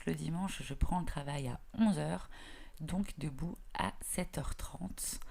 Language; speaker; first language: French; native; French